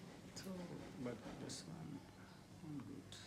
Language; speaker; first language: English; non-native, local second language; Malayalam